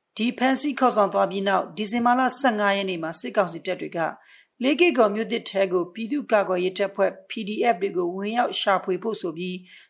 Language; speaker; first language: Burmese; native; Burmese